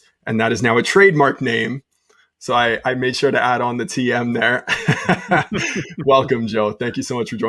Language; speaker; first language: English; native; English